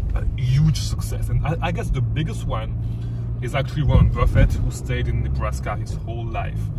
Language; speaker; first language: English; non-native, fluent; French